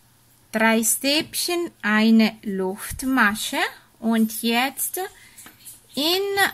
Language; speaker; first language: German; non-native, fluent; Italian